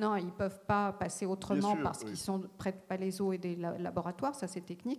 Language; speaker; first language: French; native; French